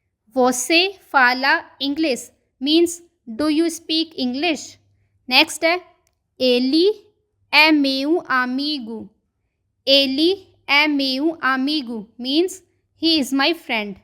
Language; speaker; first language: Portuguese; non-native, fluent; Hindi